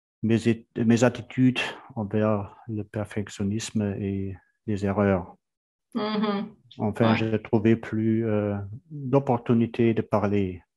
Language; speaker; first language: French; non-native, fluent; German